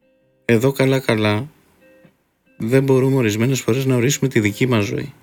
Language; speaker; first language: Greek; native; Greek